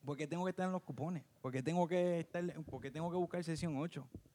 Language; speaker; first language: Spanish; early bilingual, heritage; Spanish